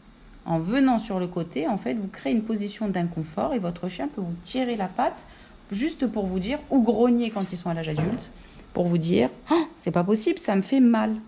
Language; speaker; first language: French; native; French